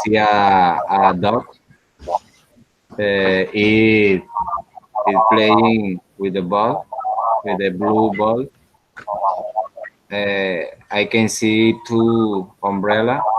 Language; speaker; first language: English; non-native, learner; Spanish